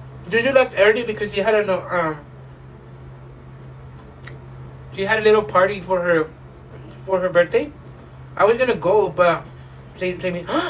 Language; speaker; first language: English; early bilingual, other home language; Spanish